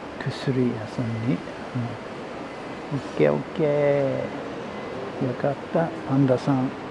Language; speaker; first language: Japanese; non-native, learner; English